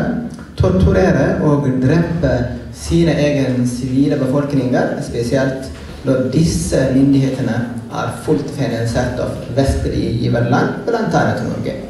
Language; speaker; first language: Norwegian; non-native, fluent; Oromo